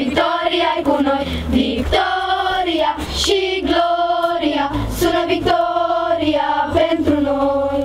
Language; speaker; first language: Romanian; native; Romanian